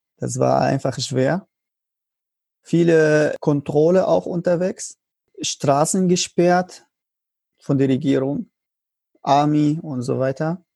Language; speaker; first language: German; non-native, learner; Arabic